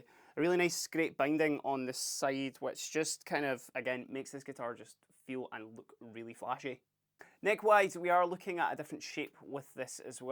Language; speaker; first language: English; native; English